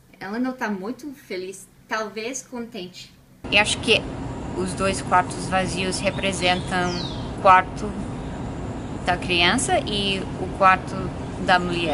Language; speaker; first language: Portuguese; non-native, fluent; English